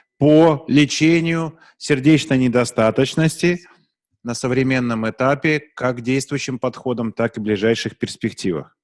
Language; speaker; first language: Russian; native; Russian